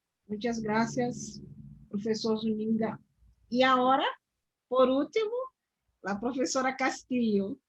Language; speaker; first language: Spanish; non-native, learner; Portuguese